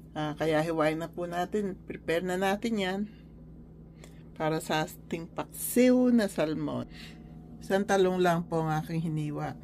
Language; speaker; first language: Filipino; native; Filipino